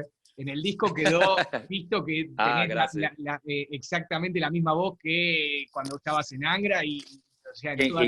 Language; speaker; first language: Spanish; native; Spanish